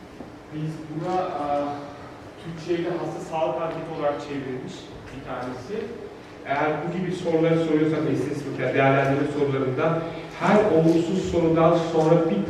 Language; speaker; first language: Turkish; native; Turkish